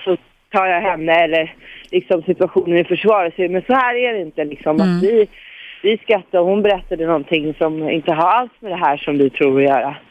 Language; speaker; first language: Swedish; native; Swedish